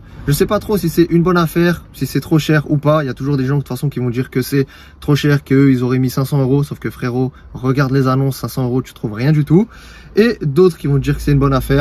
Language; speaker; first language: French; native; French